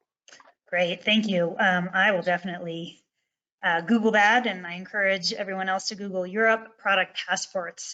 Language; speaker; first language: English; native; English